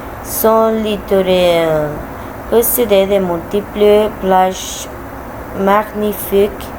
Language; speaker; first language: French; non-native, learner; Spanish